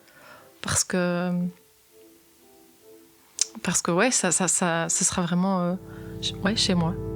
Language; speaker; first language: French; native; French